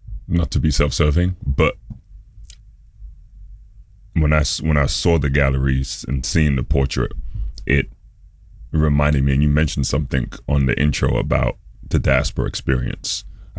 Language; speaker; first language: English; native; English